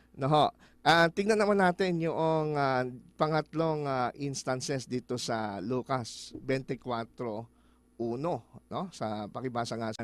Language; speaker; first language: Filipino; native; Filipino